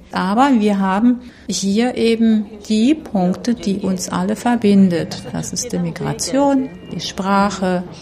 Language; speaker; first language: German; early bilingual, other home language; Turkish